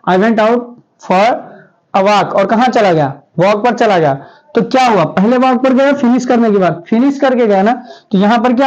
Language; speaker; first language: Hindi; native; Hindi